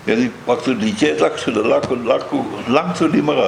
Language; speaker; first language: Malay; non-native, fluent; Dutch